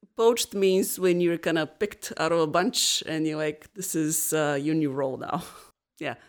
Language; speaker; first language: English; non-native, fluent; Bulgarian